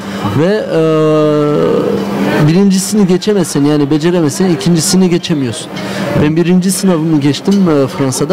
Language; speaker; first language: Turkish; early bilingual, heritage; Turkish